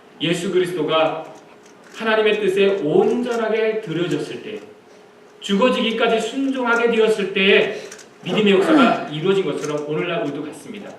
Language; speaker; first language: Korean; native; Korean